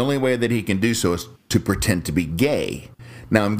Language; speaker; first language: English; native; English